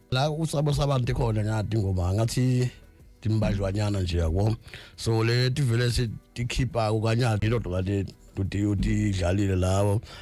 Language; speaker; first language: Zulu; non-native, local second language; Swati